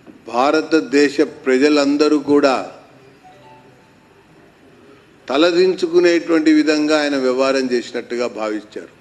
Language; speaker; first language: Telugu; native; Telugu